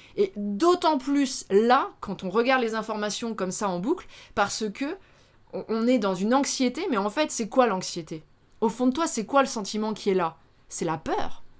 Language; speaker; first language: French; native; French